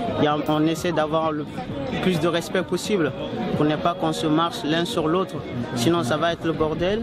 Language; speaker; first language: French; non-native, fluent; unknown